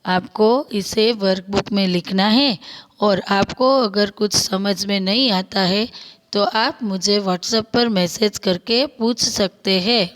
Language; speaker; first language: Hindi; non-native, local second language; Gujarati